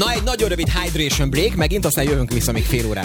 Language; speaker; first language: Hungarian; native; Hungarian